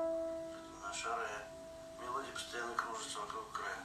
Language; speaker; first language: Russian; native; Russian